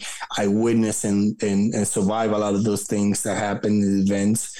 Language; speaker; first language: English; early bilingual, other home language; Spanish